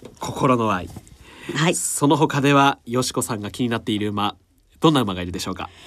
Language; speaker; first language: Japanese; native; Japanese